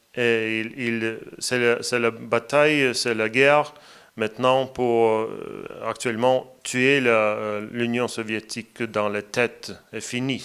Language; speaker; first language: French; non-native, fluent; Latvian